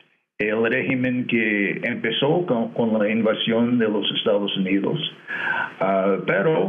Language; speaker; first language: Spanish; non-native, fluent; English